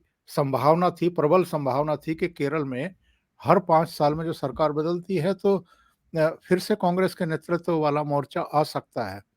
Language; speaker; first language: Hindi; native; Hindi